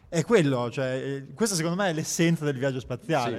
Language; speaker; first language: Italian; native; Italian